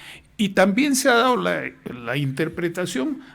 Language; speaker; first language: Spanish; native; Spanish